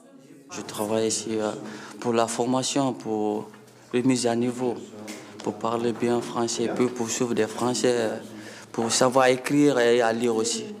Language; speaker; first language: French; non-native, learner; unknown